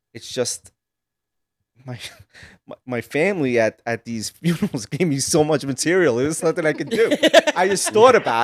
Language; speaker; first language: English; early bilingual, other home language; Italian